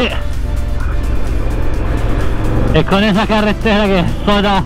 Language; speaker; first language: Spanish; non-native, learner; Italian